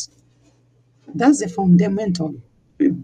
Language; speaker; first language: English; non-native, local second language; Luo (Kenya and Tanzania)